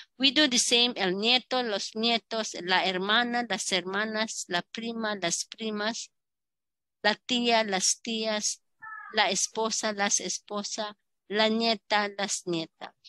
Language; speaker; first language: Spanish; non-native, fluent; Filipino